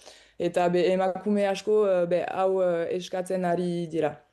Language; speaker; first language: Basque; non-native, local second language; French